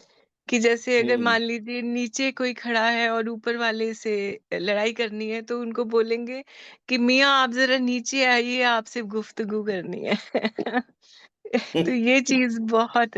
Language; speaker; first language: Hindi; native; Hindi